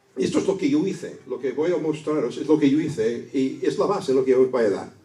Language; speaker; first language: Spanish; non-native, fluent; English